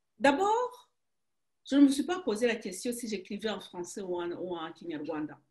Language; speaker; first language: French; non-native, local second language; Kinyarwanda